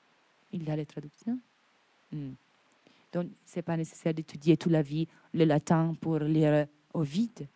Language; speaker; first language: French; non-native, fluent; Italian